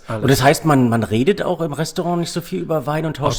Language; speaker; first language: German; native; German